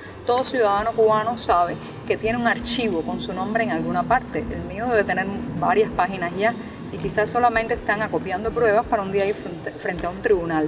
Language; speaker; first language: Spanish; native; Spanish